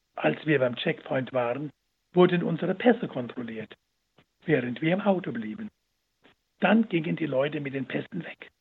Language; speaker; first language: German; native; German